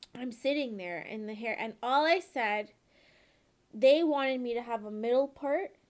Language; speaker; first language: English; native; English